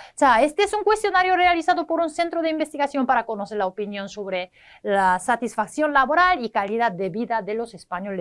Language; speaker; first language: Spanish; non-native, fluent; Korean